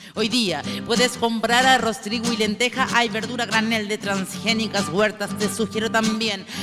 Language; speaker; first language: Spanish; native; Spanish